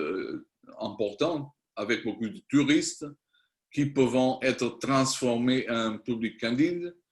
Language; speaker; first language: French; non-native, learner; Spanish